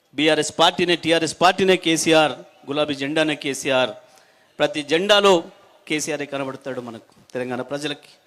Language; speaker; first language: Telugu; native; Telugu